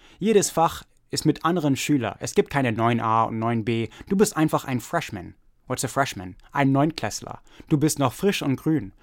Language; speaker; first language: German; early bilingual, other home language; English